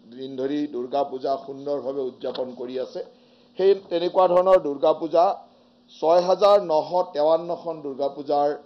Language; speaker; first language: Assamese; native; Assamese